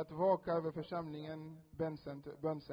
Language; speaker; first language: Swedish; non-native, fluent; French